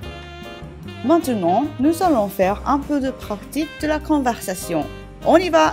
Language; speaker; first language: French; non-native, fluent; Japanese